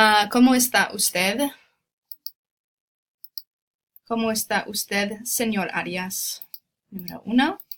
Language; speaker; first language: Spanish; non-native, fluent; English